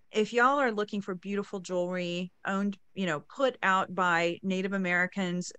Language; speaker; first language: English; native; English